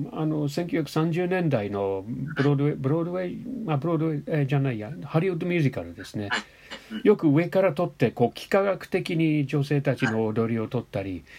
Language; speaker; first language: Japanese; non-native, fluent; English